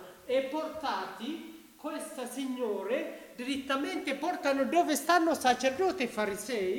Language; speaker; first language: Italian; non-native, learner; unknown